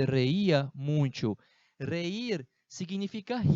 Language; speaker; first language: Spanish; non-native, fluent; Portuguese